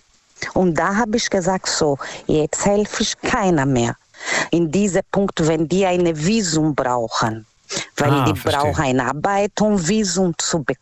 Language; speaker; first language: German; non-native, learner; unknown